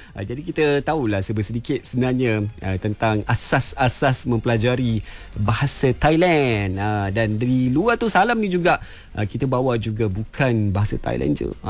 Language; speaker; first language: Malay; native; Malay